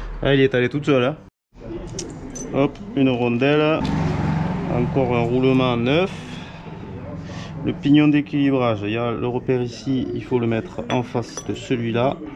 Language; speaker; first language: French; native; French